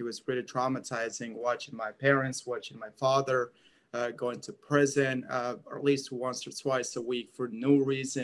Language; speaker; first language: English; non-native, fluent; Persian